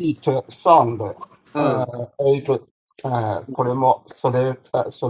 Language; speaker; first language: Japanese; non-native, learner; Chinese